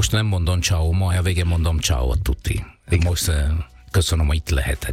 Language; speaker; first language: Hungarian; non-native, fluent; Italian